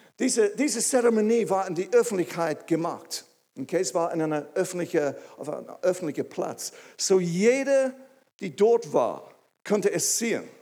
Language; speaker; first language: German; non-native, fluent; English